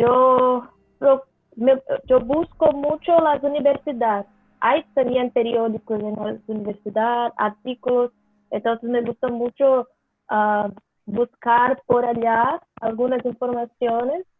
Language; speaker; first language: Spanish; non-native, learner; Portuguese